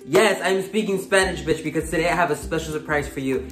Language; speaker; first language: English; early bilingual, other home language; Spanish